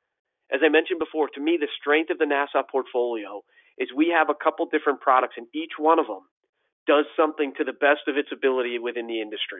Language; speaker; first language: English; native; English